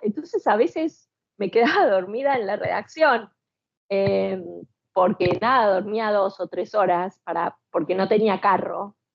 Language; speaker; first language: Spanish; native; Spanish